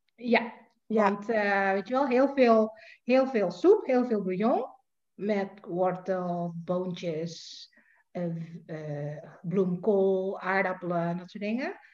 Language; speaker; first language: Dutch; non-native, fluent; Indonesian